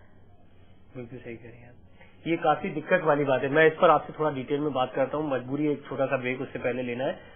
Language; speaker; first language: Hindi; native; Hindi